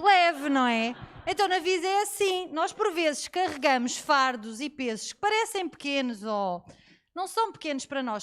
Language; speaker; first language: Portuguese; native; Portuguese